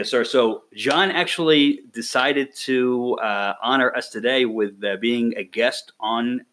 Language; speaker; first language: English; non-native, fluent; Arabic